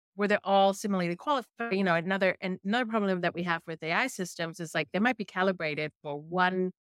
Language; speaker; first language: English; non-native, fluent; German